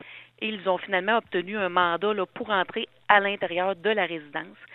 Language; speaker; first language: French; native; French